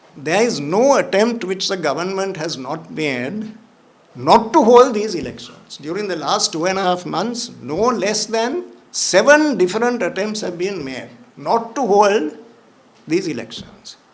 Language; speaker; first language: English; non-native, local second language; Sinhala